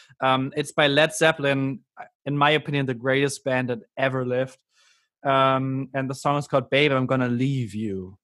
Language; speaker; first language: English; non-native, fluent; German